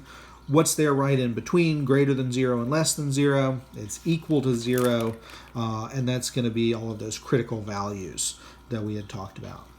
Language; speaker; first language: English; native; English